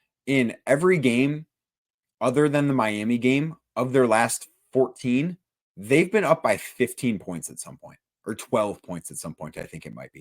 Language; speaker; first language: English; native; English